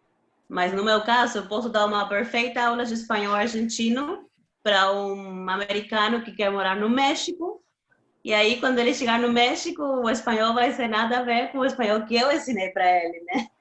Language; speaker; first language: Portuguese; non-native, fluent; Spanish